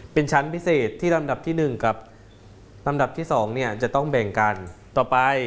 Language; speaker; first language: Thai; native; Thai